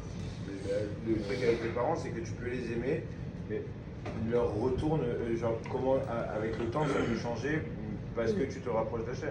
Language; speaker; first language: French; native; French